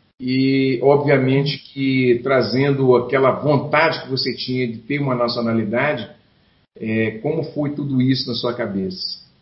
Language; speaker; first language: Portuguese; native; Portuguese